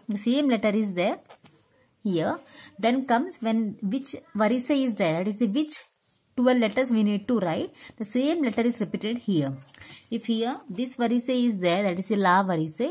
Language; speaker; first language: English; non-native, local second language; Tamil